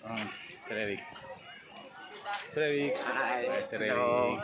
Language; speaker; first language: English; non-native, local second language; Filipino